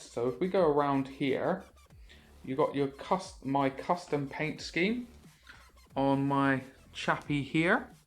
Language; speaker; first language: English; native; English